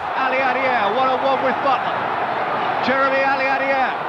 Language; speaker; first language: English; early bilingual, other home language; French